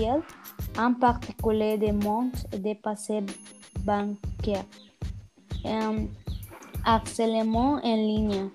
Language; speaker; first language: French; non-native, learner; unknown